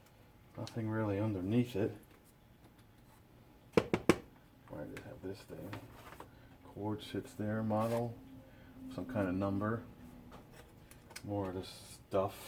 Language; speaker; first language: English; native; English